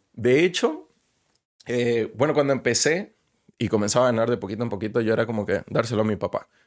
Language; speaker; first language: Spanish; native; Spanish